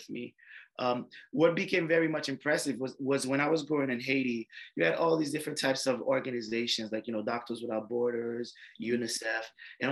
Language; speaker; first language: English; non-native, fluent; French